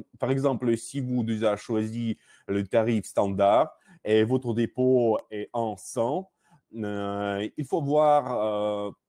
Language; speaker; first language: French; non-native, learner; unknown